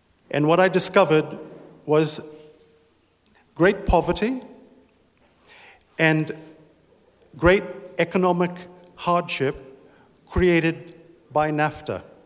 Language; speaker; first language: English; native; English